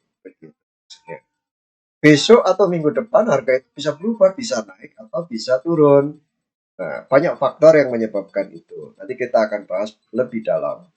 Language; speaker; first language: Indonesian; native; Indonesian